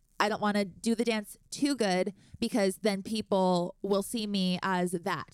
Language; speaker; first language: English; native; English